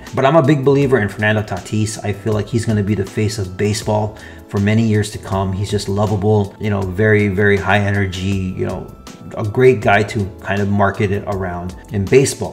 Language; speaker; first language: English; native; English